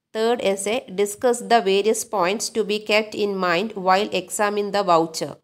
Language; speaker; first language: English; non-native, local second language; Malayalam